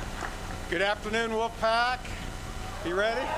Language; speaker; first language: English; native; English